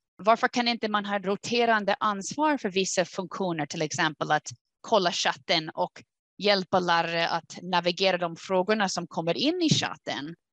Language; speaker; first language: Swedish; non-native, fluent; English